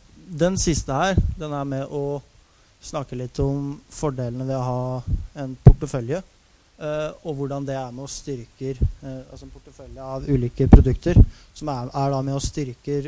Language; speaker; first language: Norwegian; native; Norwegian